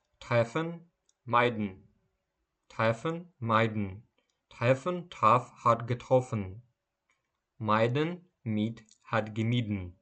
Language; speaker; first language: German; non-native, fluent; Ukrainian